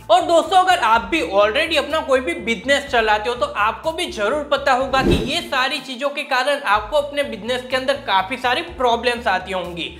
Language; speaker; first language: Hindi; non-native, local second language; Gujarati